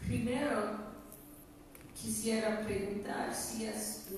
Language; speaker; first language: Spanish; non-native, fluent; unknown